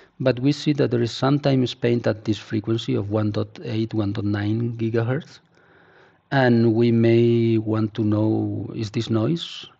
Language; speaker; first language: English; non-native, fluent; Spanish